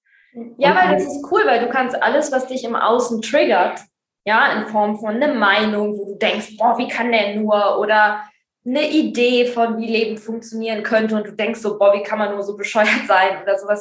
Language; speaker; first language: German; native; German